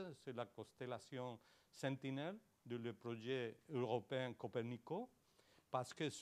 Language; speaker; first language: French; non-native, learner; Spanish